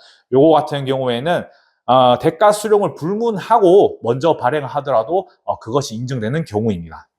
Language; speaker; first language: Korean; native; Korean